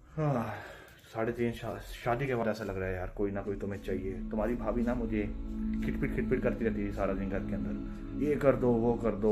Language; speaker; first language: Hindi; non-native, local second language; Punjabi